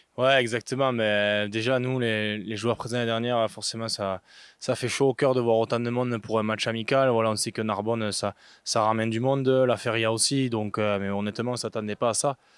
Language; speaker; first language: French; native; French